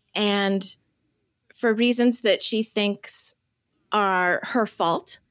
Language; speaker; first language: English; early bilingual, other home language; Chinese